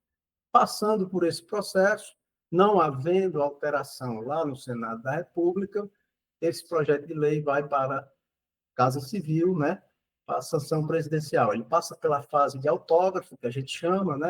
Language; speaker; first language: Portuguese; native; Portuguese